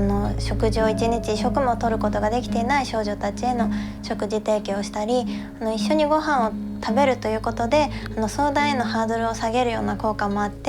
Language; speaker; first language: Japanese; native; Japanese